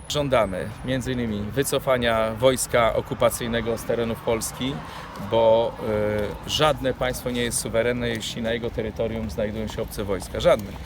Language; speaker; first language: Polish; native; Polish